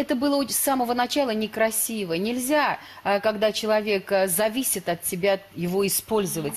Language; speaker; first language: Russian; native; Russian